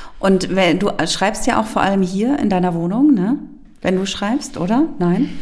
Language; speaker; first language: German; native; German